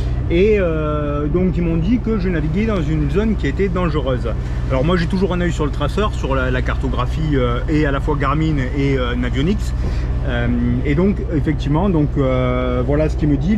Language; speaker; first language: French; native; French